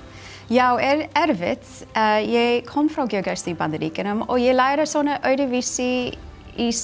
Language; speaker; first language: Icelandic; non-native, learner; English